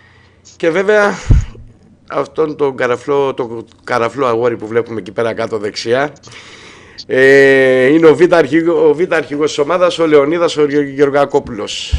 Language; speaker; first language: Greek; native; Greek